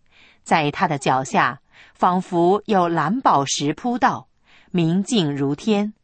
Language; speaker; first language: Chinese; native; Chinese